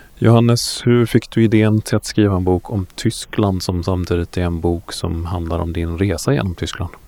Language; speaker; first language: Swedish; native; Swedish